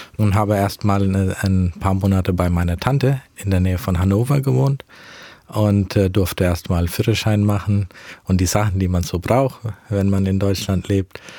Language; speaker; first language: German; early bilingual, heritage; German